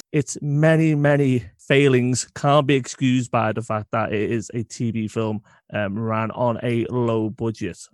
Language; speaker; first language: English; native; English